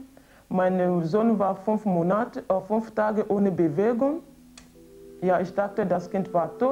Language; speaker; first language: German; non-native, learner; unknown